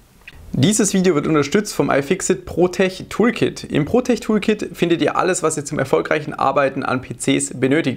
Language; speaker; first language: German; native; German